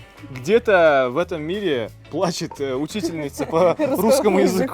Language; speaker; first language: Russian; native; Russian